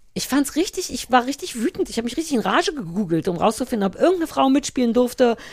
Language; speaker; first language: German; native; German